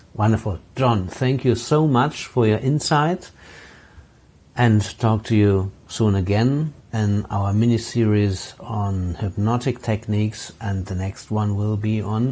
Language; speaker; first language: English; non-native, fluent; German